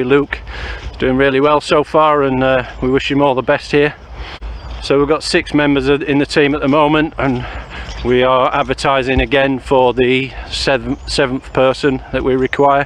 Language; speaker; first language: English; native; English